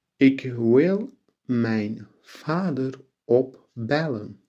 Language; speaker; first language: Dutch; non-native, fluent; Turkish